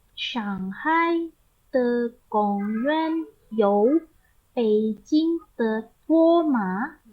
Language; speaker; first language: Chinese; non-native, learner; Indonesian